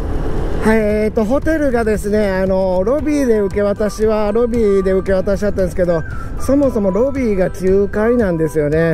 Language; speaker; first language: Japanese; native; Japanese